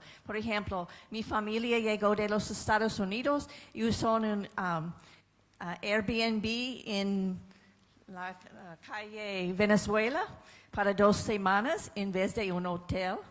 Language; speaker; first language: Spanish; non-native, fluent; English